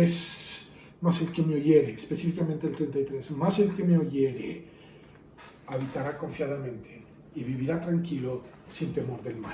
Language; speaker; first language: Spanish; native; Spanish